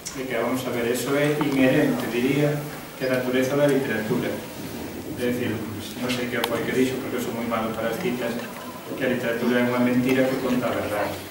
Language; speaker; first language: Galician; non-native, local second language; Spanish